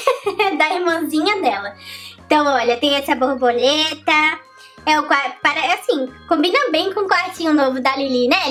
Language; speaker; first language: Portuguese; native; Portuguese